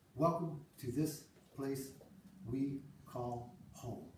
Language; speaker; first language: English; early bilingual, other home language; Spanish